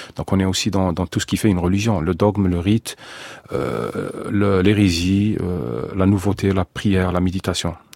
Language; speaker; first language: French; non-native, local second language; Arabic